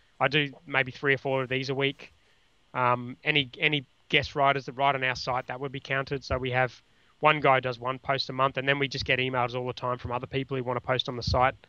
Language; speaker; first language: English; native; English